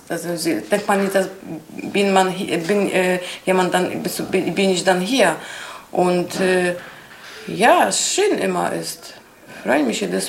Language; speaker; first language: German; non-native, learner; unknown